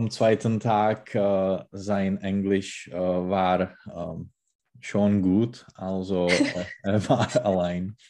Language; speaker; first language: German; non-native, learner; Czech